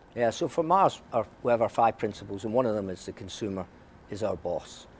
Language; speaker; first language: English; native; English